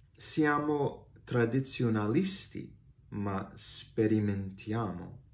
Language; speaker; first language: Italian; non-native, fluent; English